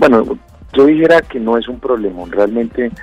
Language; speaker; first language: Spanish; native; Spanish